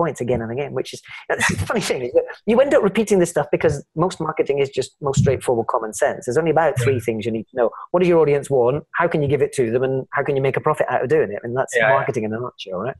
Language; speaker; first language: English; native; English